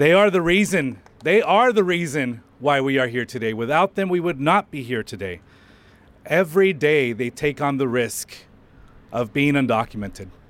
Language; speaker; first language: English; early bilingual, other home language; Spanish